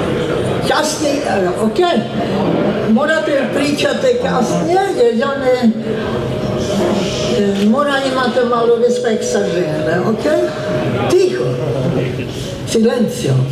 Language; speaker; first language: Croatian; non-native, learner; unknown